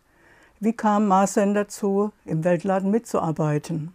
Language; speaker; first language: German; native; German